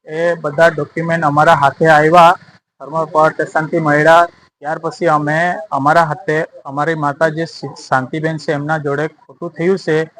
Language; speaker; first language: Gujarati; non-native, local second language; Gamit